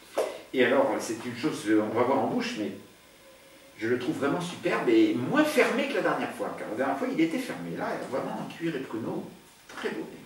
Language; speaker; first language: French; native; French